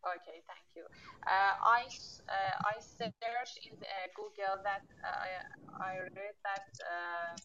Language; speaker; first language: English; non-native, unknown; Persian